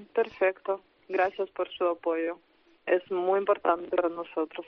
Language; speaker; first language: Spanish; non-native, fluent; Ukrainian